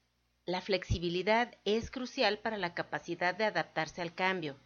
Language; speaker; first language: Spanish; native; Spanish